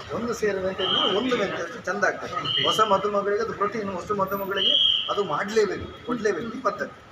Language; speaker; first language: Kannada; non-native, local second language; Tulu